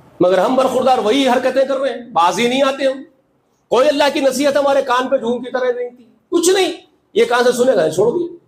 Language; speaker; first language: Urdu; native; Urdu